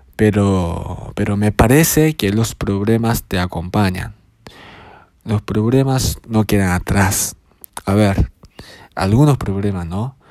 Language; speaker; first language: Spanish; non-native, fluent; Japanese